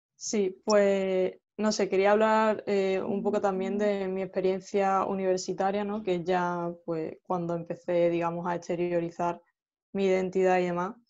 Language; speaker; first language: Spanish; native; Spanish